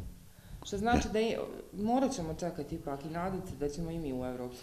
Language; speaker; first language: Croatian; native; Croatian